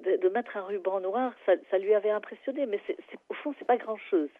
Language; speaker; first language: French; non-native, fluent; English